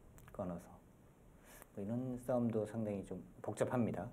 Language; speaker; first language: Korean; native; Korean